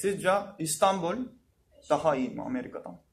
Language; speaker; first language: Turkish; non-native, learner; Japanese